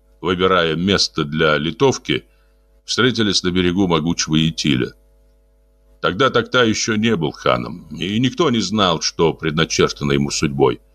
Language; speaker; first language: Russian; native; Russian